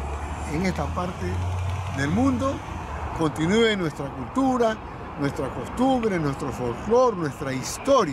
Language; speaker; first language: Spanish; native; Spanish